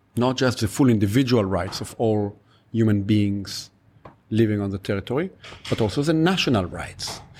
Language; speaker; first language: English; non-native, fluent; Hebrew